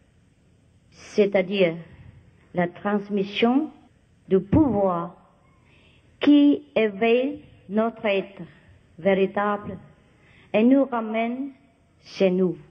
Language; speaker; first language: French; non-native, learner; Vietnamese